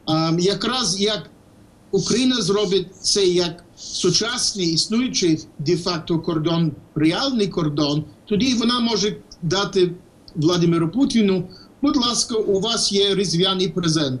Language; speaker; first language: Ukrainian; non-native, fluent; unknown